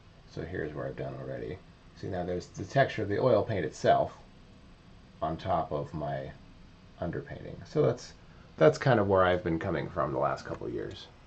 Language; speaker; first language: English; native; English